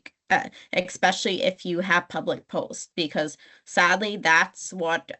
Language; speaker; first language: English; native; English